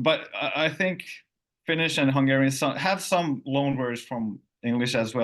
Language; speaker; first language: English; non-native, fluent; Finnish